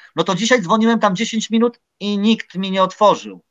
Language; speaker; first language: Polish; native; Polish